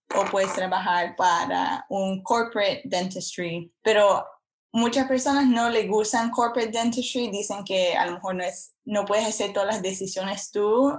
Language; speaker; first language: Spanish; early bilingual, heritage; Spanish